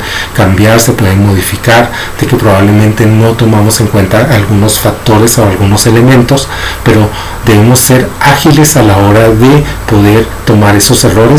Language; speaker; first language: Spanish; native; Spanish